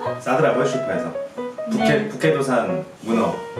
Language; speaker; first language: Korean; native; Korean